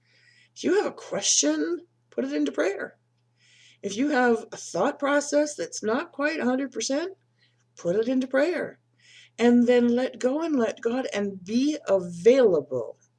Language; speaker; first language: English; native; English